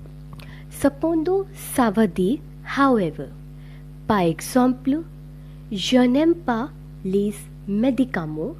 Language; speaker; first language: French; non-native, learner; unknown